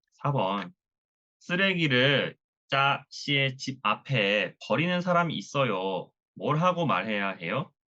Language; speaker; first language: Korean; non-native, fluent; Thai